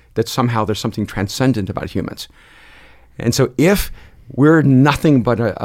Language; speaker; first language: English; early bilingual, other home language; Spanish